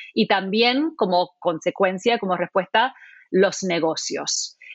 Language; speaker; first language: Spanish; non-native, fluent; English